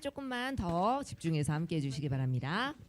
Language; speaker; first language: Korean; native; Korean